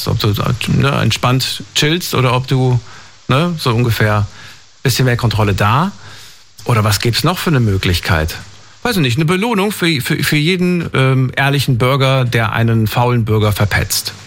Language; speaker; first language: German; native; German